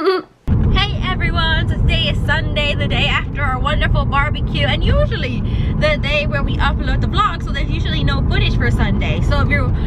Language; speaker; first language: English; native; English